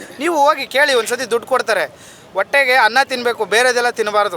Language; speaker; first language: Kannada; native; Kannada